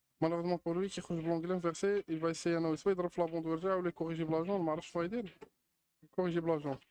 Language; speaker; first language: French; non-native, local second language; Arabic